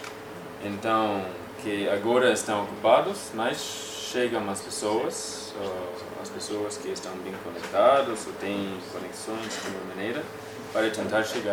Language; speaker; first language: Portuguese; non-native, fluent; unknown